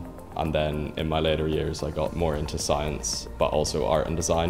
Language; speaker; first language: English; native; English